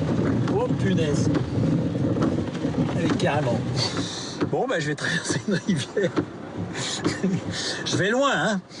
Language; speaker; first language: French; native; French